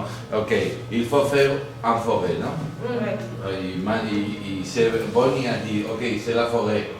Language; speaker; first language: French; non-native, learner; Spanish